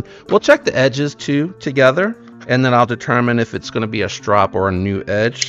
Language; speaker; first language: English; native; English